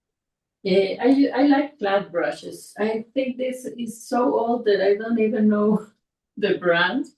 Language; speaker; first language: English; non-native, fluent; Spanish